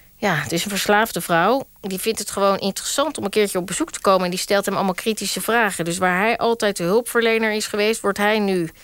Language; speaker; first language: Dutch; native; Dutch